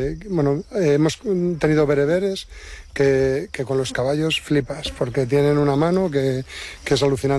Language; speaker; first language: Spanish; native; Spanish